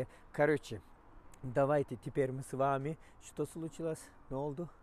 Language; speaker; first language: Russian; non-native, fluent; Turkish